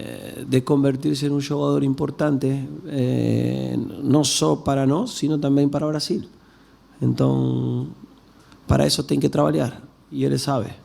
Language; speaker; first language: Portuguese; non-native, learner; Spanish